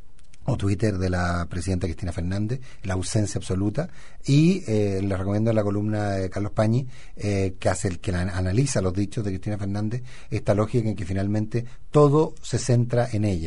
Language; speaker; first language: Spanish; native; Spanish